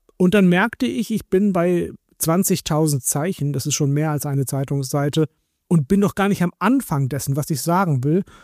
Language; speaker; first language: German; native; German